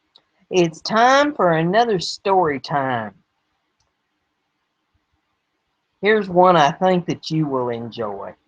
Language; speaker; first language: English; native; English